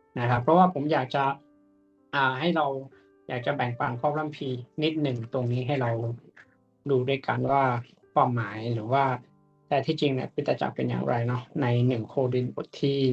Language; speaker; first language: Thai; native; Thai